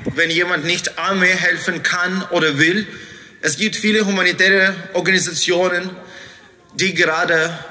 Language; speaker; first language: German; non-native, fluent; Ukrainian